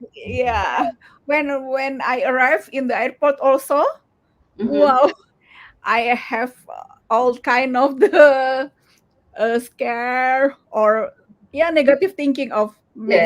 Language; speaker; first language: English; non-native, learner; Indonesian